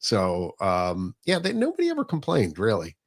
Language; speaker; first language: English; native; English